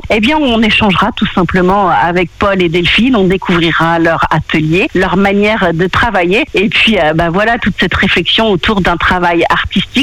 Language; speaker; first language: French; native; French